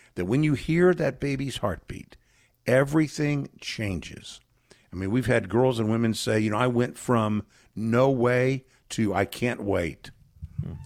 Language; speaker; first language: English; native; English